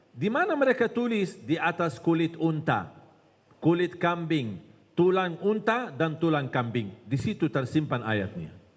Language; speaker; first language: Malay; non-native, fluent; Arabic